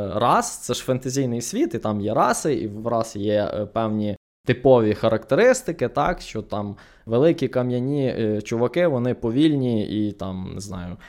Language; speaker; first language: Ukrainian; native; Ukrainian